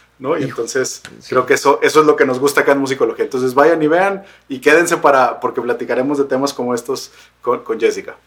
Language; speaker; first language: Spanish; native; Spanish